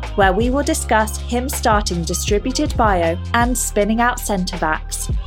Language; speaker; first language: English; early bilingual, other home language; Spanish